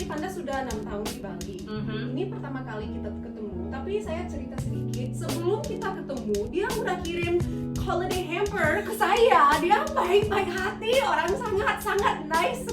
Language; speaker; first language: Indonesian; non-native, fluent; English